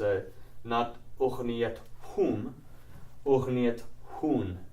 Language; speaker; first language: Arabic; non-native, fluent; English